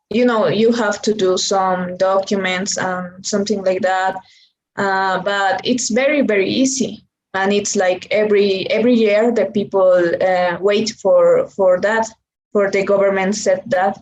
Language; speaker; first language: English; non-native, learner; Spanish